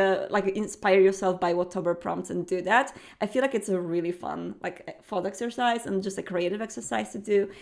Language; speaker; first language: English; non-native, fluent; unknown